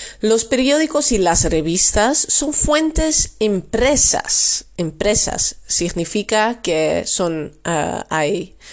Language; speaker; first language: Spanish; non-native, fluent; Dutch